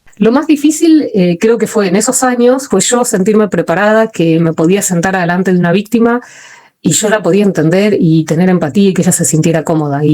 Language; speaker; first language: Spanish; native; Spanish